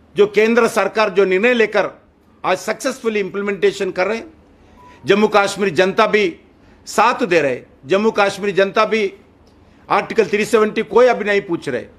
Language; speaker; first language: Hindi; non-native, local second language; Telugu